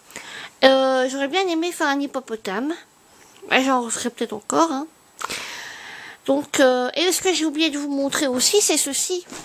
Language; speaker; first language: French; native; French